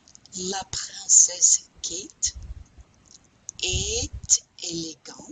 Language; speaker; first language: French; non-native, fluent; English